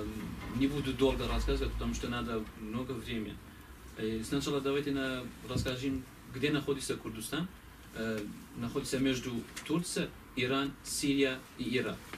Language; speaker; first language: Russian; non-native, learner; Kurdish